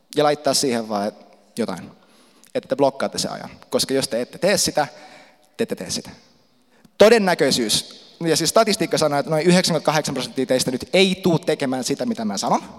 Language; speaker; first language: Finnish; native; Finnish